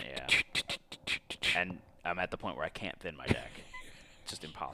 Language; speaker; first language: English; native; English